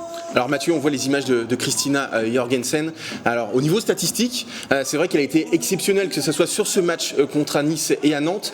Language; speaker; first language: French; native; French